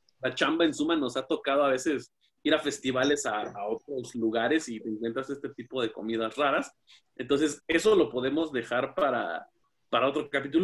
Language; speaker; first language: Spanish; native; Spanish